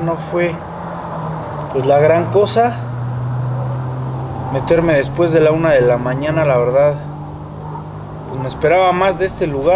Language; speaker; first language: Spanish; native; Spanish